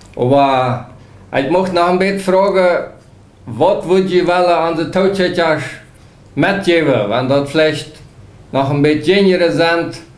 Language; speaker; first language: German; non-native, local second language; Low German